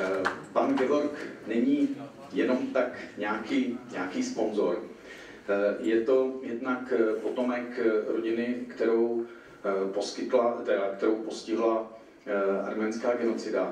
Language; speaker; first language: Czech; native; Czech